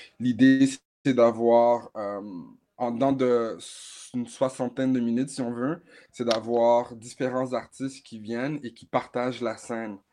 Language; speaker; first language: French; native; French